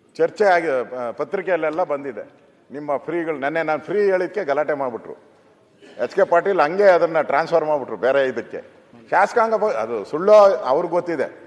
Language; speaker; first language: Kannada; native; Kannada